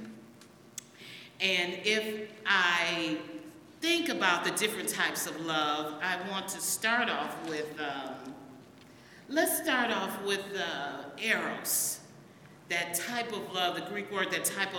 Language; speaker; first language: English; native; English